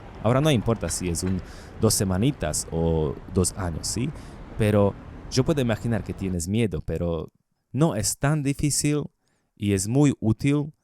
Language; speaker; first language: Spanish; non-native, learner; Slovak